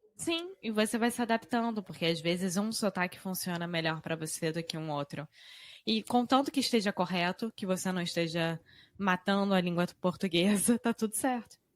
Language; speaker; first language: Portuguese; native; Portuguese